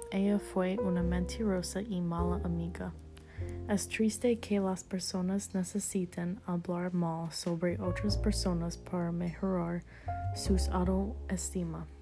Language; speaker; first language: Spanish; non-native, learner; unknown